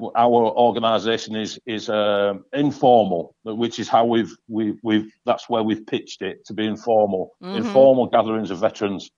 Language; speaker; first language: English; native; English